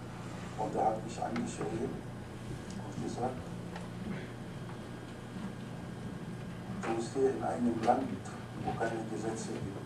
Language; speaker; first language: German; non-native, fluent; Arabic